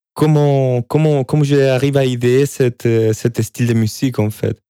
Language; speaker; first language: French; non-native, fluent; Spanish